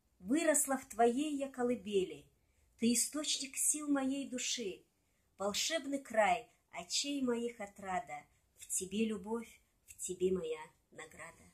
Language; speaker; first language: Russian; non-native, local second language; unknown